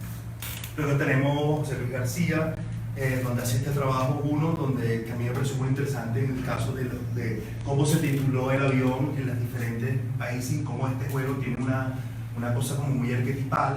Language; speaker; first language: Spanish; native; Spanish